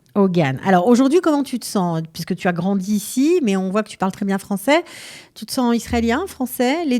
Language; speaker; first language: French; native; French